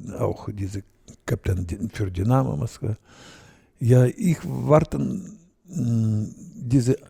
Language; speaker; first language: German; non-native, learner; Russian